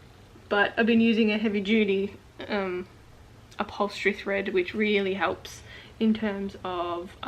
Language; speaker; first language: English; native; English